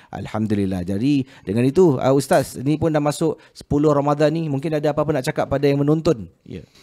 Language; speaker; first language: Malay; native; Malay